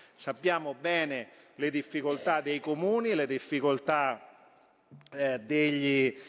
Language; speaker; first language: Italian; native; Italian